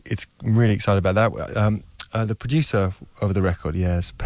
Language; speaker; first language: English; native; English